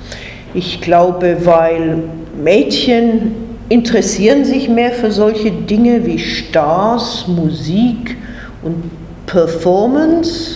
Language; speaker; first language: German; non-native, fluent; English